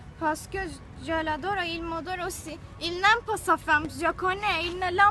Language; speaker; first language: French; non-native, learner; Turkish